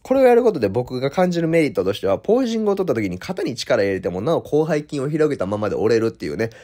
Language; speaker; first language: Japanese; native; Japanese